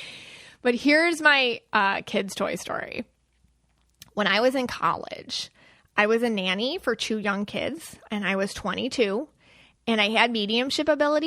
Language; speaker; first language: English; native; English